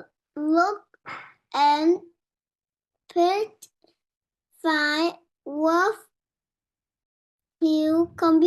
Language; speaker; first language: English; non-native, learner; Vietnamese